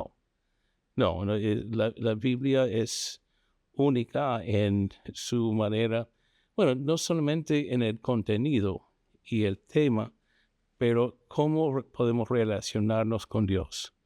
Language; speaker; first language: Spanish; non-native, fluent; English